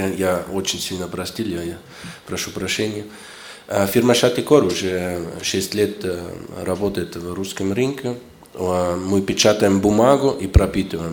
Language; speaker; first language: Russian; non-native, fluent; German